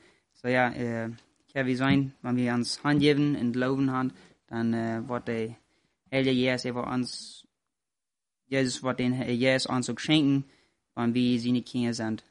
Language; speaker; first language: German; non-native, learner; Plautdietsch